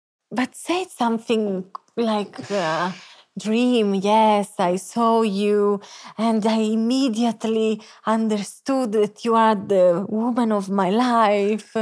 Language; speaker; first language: English; non-native, fluent; Italian